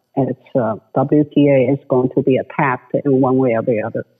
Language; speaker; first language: English; non-native, fluent; Chinese